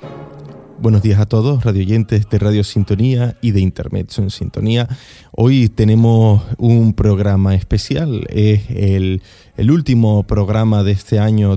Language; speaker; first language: Spanish; native; Spanish